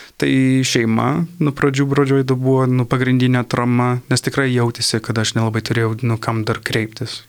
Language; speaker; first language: Lithuanian; early bilingual, heritage; Lithuanian